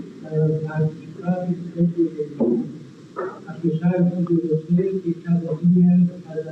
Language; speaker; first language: Spanish; non-native, learner; Persian